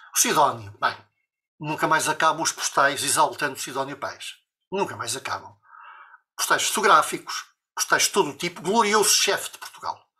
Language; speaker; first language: Portuguese; native; Portuguese